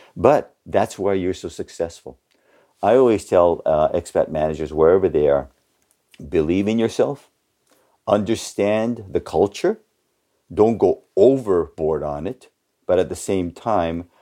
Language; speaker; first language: English; early bilingual, other home language; Japanese